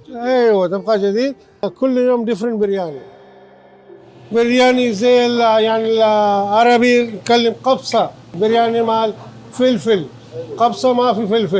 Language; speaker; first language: Arabic; non-native, learner; Urdu